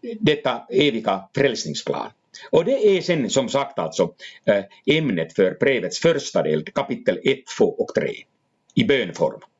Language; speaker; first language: Swedish; non-native, fluent; Finnish